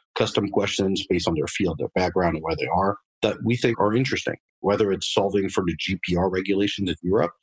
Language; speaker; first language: English; non-native, fluent; French